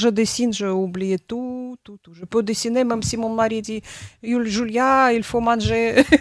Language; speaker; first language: French; non-native, learner; Russian